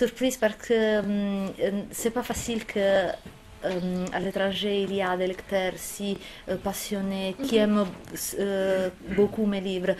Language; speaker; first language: French; non-native, fluent; Italian